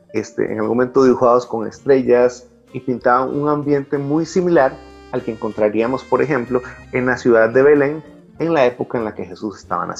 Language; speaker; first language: Spanish; native; Spanish